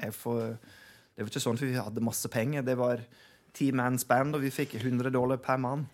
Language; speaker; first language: Norwegian; non-native, fluent; English